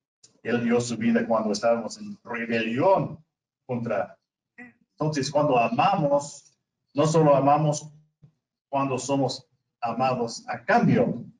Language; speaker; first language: Spanish; non-native, fluent; English